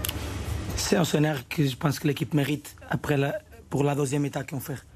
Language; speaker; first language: French; non-native, fluent; Portuguese